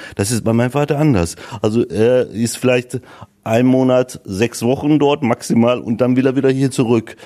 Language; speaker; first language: German; early bilingual, other home language; Turkish